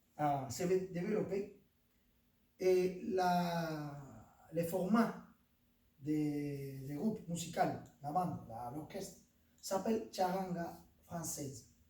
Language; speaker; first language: French; non-native, fluent; Spanish